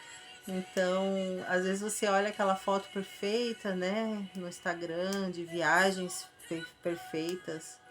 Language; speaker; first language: Portuguese; native; Portuguese